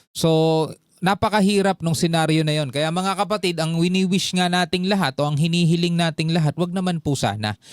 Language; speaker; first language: Filipino; native; Filipino